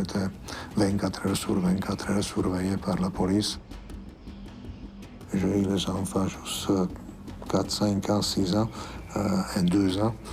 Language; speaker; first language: French; non-native, fluent; Slovak